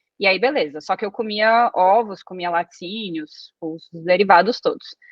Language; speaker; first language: Portuguese; early bilingual, other home language; Italian